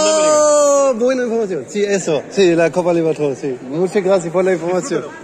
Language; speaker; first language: Spanish; non-native, learner; German